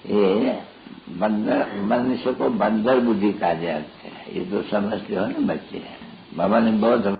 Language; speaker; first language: Urdu; non-native, local second language; Sindhi